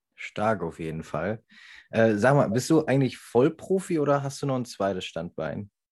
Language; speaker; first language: German; native; German